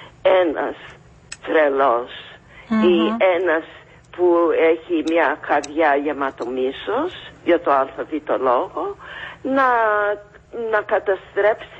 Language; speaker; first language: Greek; non-native, fluent; English